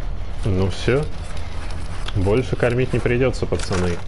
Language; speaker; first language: Russian; native; Russian